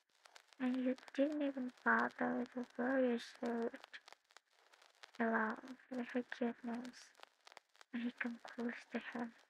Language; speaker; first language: English; non-native, learner; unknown